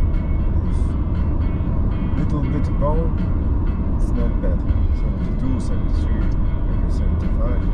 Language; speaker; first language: English; non-native, learner; German